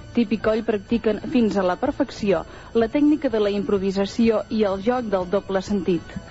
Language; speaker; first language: Catalan; native; Catalan